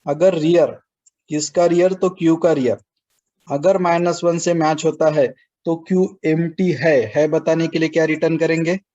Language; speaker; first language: Hindi; non-native, local second language; Marathi